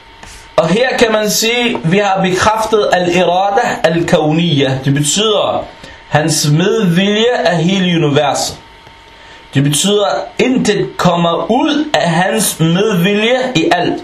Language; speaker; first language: Danish; non-native, fluent; Arabic